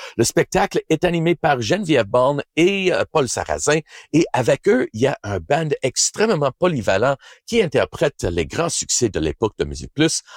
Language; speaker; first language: French; native; French